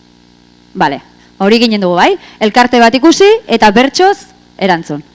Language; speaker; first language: Basque; native; Basque